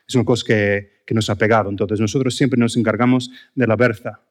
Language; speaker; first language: Spanish; non-native, fluent; English